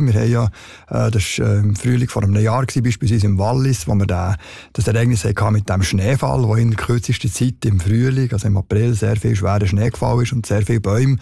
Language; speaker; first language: German; native; German